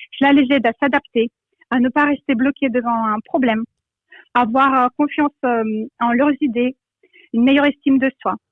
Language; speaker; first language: French; non-native, fluent; Russian